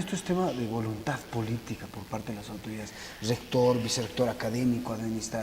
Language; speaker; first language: Spanish; native; Spanish